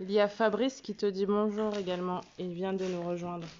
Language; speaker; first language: French; native; French